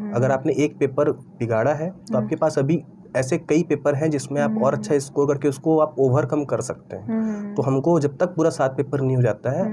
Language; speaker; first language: Hindi; native; Hindi